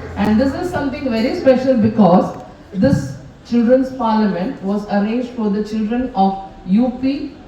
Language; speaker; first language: English; non-native, local second language; Malayalam